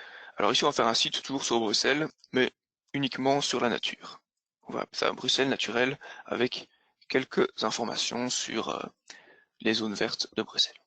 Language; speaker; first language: French; native; French